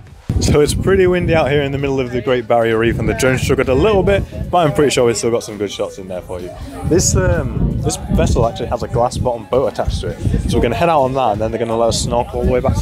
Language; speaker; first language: English; native; English